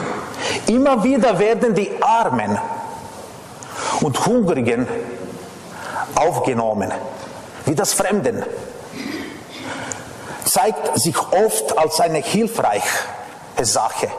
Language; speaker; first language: German; non-native, fluent; Serbian